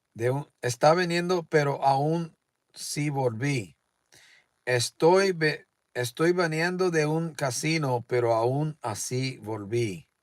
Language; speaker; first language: Spanish; non-native, learner; English